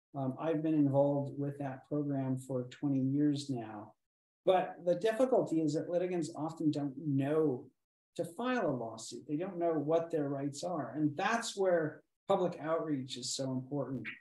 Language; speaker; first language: English; native; English